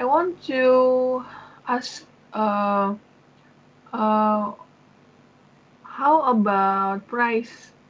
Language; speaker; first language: English; non-native, learner; Indonesian